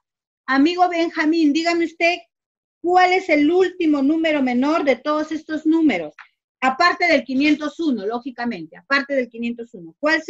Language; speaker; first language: Spanish; native; Spanish